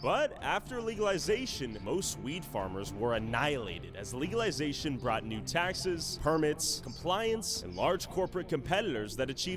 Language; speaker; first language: English; native; English